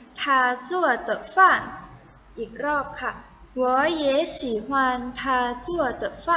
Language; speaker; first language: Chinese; non-native, fluent; Thai